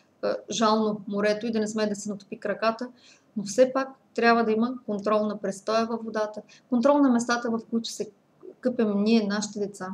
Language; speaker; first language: Bulgarian; native; Bulgarian